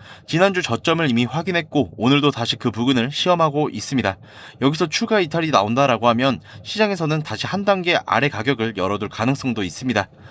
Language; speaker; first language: Korean; native; Korean